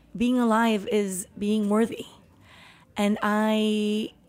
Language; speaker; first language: English; early bilingual, other home language; Spanish